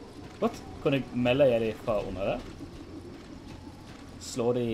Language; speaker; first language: Norwegian; native; Norwegian